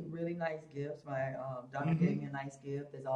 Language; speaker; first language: English; native; English